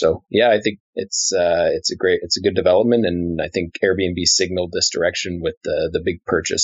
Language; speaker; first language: English; native; English